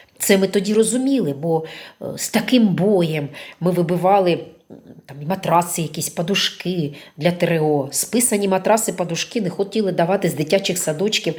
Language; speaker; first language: Ukrainian; non-native, local second language; Russian